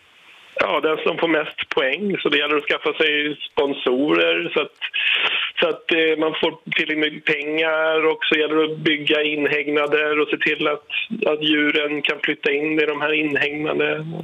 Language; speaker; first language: Swedish; native; Swedish